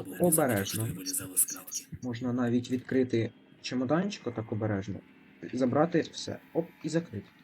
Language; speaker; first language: Ukrainian; non-native, local second language; Russian